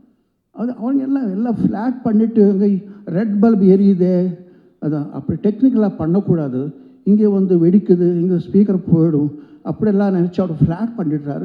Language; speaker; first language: Tamil; non-native, local second language; Telugu